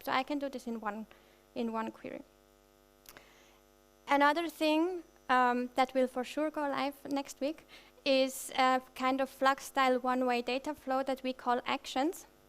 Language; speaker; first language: English; non-native, fluent; German